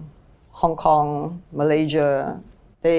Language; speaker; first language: English; native; English